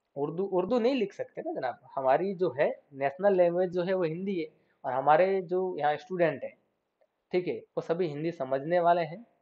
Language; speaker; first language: Hindi; native; Hindi